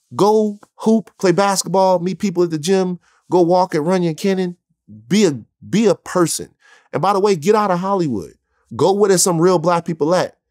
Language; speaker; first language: English; native; English